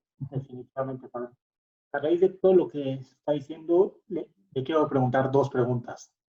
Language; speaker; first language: Spanish; native; Spanish